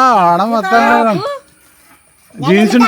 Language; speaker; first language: Malayalam; native; Malayalam